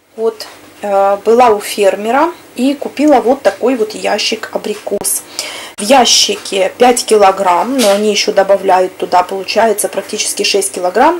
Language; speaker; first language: Russian; native; Russian